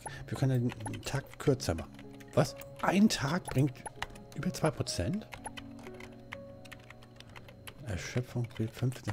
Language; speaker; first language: German; native; German